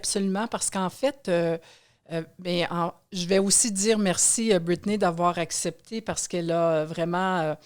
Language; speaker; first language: French; native; French